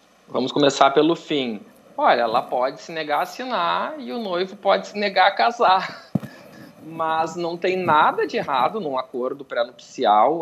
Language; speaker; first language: Portuguese; native; Portuguese